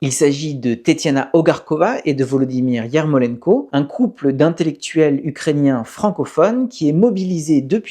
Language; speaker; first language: French; native; French